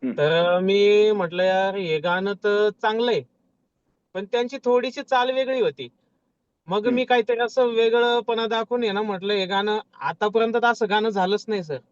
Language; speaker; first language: Marathi; native; Marathi